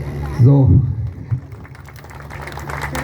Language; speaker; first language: German; non-native, fluent; Tamil